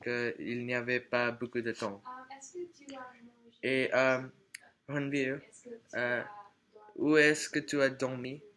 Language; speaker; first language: French; non-native, learner; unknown